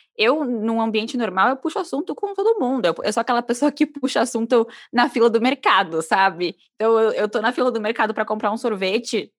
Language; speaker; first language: Portuguese; native; Portuguese